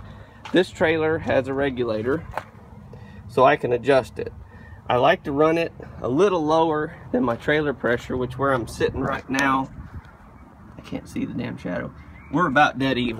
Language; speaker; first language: English; native; English